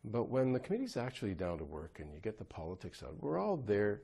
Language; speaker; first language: English; native; English